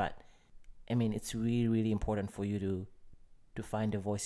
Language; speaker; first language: English; non-native, local second language; Nyanja